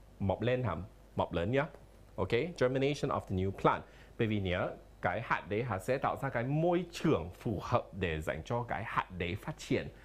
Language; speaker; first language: Vietnamese; non-native, fluent; English